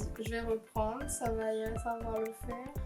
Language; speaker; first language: French; native; French